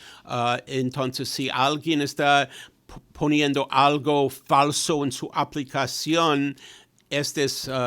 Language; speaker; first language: Spanish; non-native, fluent; English